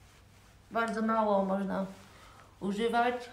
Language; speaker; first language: Polish; early bilingual, heritage; Polish